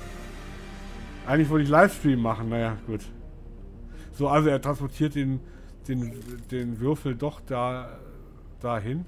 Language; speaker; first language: German; native; German